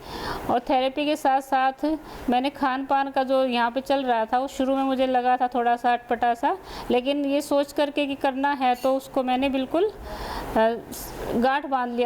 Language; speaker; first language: Hindi; native; Hindi